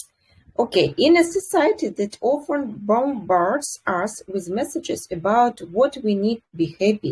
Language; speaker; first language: English; non-native, fluent; Russian